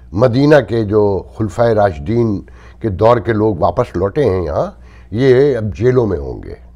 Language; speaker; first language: Urdu; native; Urdu